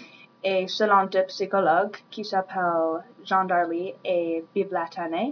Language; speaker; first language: French; non-native, learner; English